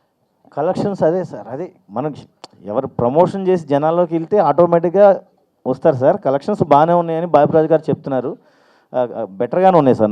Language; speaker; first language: Telugu; native; Telugu